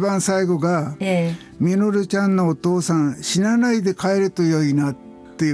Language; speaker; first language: Japanese; native; Japanese